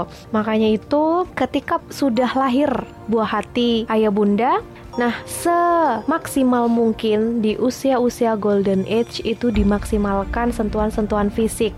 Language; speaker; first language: Indonesian; native; Indonesian